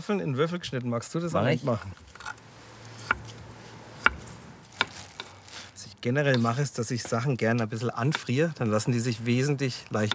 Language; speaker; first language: German; native; German